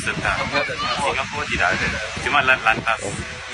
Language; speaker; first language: Indonesian; non-native, learner; Thai